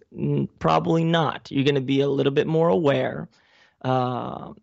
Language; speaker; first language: English; non-native, fluent; Spanish